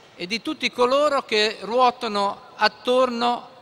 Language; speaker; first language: Italian; native; Italian